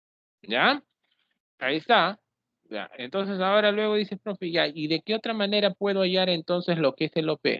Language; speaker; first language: Spanish; native; Spanish